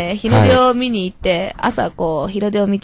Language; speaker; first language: Japanese; native; Japanese